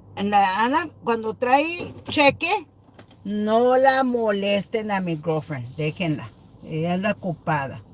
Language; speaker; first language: Spanish; early bilingual, other home language; English